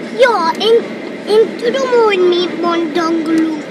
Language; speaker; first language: Hungarian; early bilingual, heritage; Hungarian